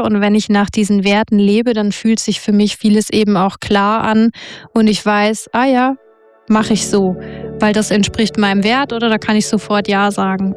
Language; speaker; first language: German; native; German